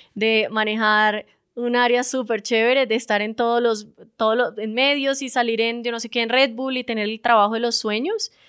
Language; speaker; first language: Spanish; native; Spanish